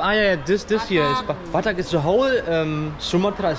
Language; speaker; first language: English; non-native, fluent; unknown